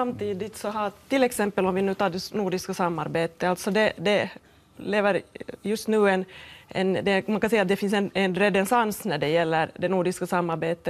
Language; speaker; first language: Swedish; native; Swedish